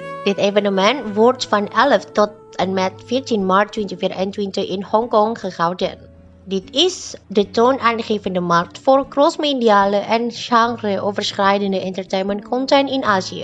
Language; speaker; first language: Dutch; non-native, learner; Indonesian